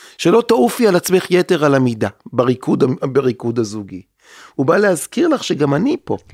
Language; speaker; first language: Hebrew; native; Hebrew